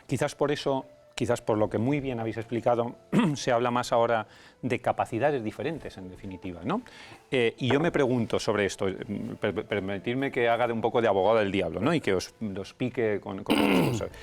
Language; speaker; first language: Spanish; native; Spanish